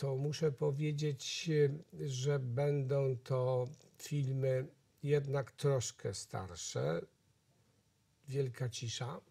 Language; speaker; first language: Polish; native; Polish